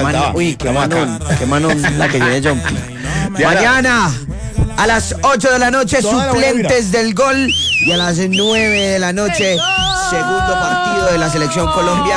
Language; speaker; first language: Spanish; native; Spanish